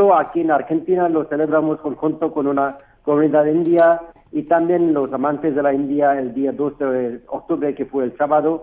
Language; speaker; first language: Spanish; non-native, fluent; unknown